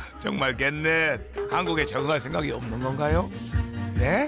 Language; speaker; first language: Korean; native; Korean